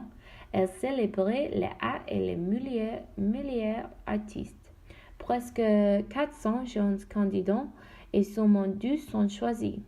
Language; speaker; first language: French; non-native, learner; Dutch